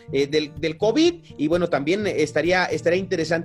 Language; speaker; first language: Spanish; native; Spanish